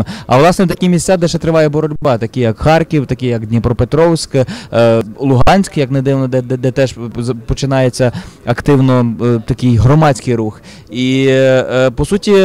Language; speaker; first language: Ukrainian; native; Ukrainian